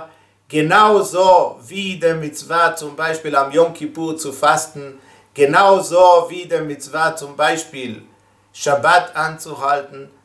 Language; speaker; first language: German; non-native, fluent; Hebrew